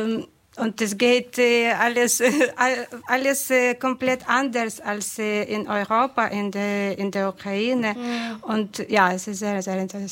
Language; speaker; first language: German; non-native, fluent; Ukrainian